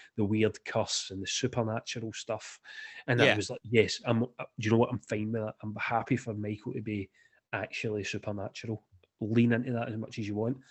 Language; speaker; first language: English; native; English